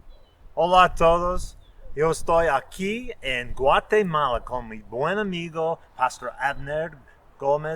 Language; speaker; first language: Spanish; non-native, fluent; English